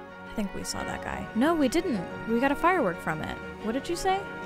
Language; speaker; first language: English; native; English